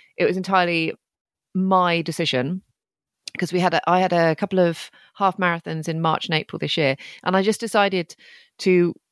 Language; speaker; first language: English; native; English